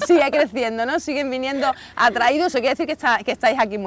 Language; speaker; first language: Spanish; native; Spanish